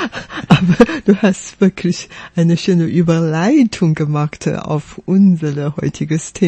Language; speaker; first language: German; non-native, fluent; Chinese